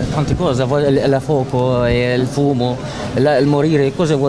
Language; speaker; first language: Italian; non-native, learner; Greek